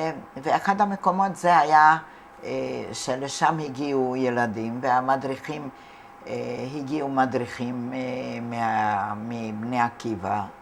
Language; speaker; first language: Hebrew; non-native, fluent; Hungarian